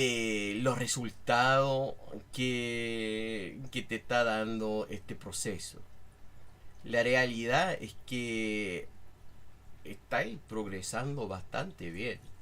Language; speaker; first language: Spanish; non-native, fluent; English